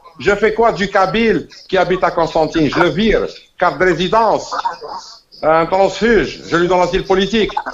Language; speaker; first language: French; non-native, local second language; Arabic